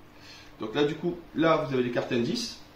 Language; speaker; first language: French; native; French